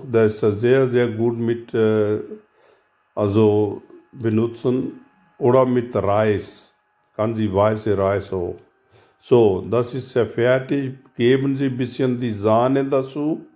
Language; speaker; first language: German; non-native, learner; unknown